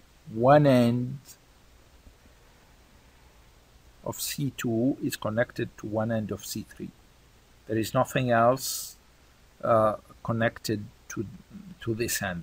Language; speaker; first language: English; non-native, fluent; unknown